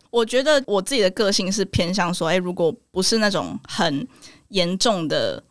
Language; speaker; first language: Chinese; native; Chinese